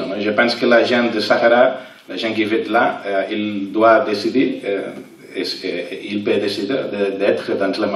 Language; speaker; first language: French; non-native, learner; Catalan